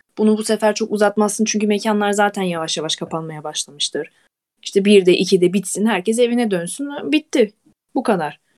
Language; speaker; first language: Turkish; native; Turkish